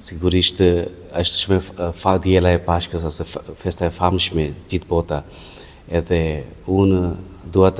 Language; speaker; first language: Albanian; non-native, fluent; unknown